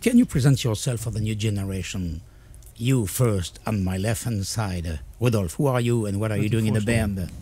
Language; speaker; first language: English; non-native, fluent; French